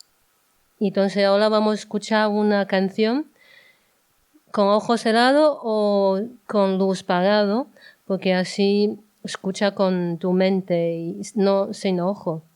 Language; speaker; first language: Spanish; non-native, learner; Chinese